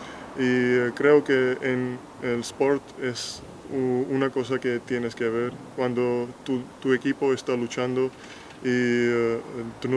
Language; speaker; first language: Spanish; non-native, fluent; Georgian